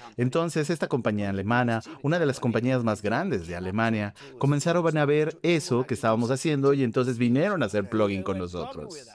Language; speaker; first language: Spanish; non-native, fluent; Swedish